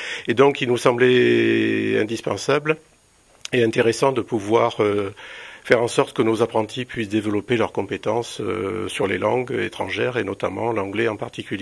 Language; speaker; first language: French; native; French